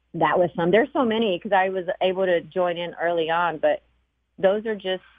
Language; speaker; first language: English; early bilingual, other home language; Spanish